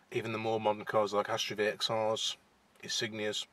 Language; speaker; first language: English; native; English